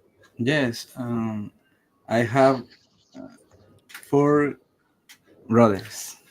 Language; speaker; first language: English; non-native, learner; Spanish